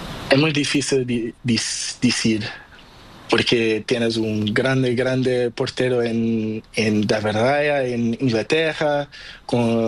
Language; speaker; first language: Spanish; non-native, learner; Portuguese